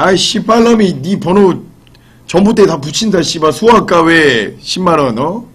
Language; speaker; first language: Korean; native; Korean